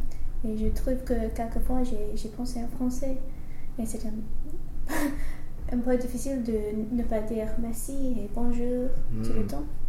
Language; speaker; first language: French; non-native, learner; English